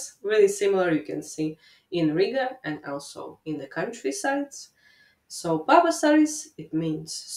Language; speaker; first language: English; non-native, fluent; Latvian